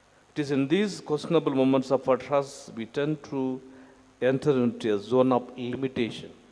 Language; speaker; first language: English; non-native, local second language; Tamil